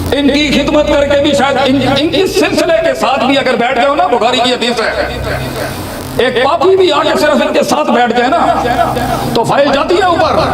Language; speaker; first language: Urdu; non-native, local second language; Punjabi